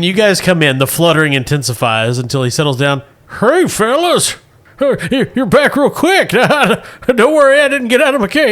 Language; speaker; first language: English; native; English